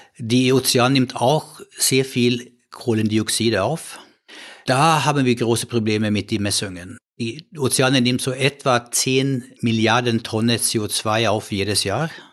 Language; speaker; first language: German; non-native, fluent; Swedish